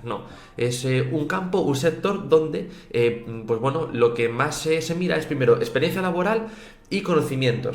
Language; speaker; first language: Spanish; native; Spanish